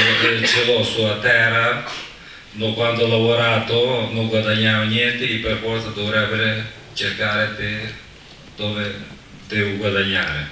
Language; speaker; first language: Italian; non-native, learner; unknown